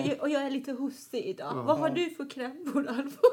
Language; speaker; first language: Swedish; non-native, fluent; Persian